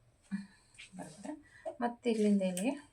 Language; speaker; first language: Kannada; native; Kannada